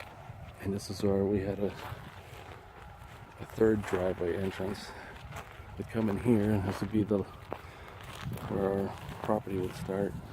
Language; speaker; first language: English; native; English